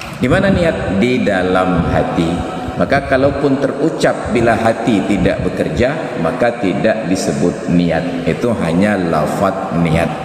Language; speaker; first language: Malay; non-native, local second language; Achinese